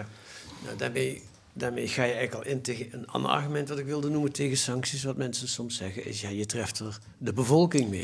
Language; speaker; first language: Dutch; native; Dutch